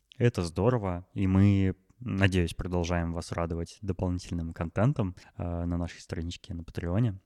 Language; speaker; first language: Russian; native; Russian